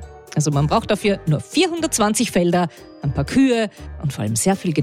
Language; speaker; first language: German; native; German